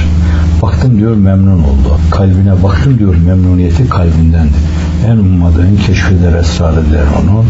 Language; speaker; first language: Turkish; native; Turkish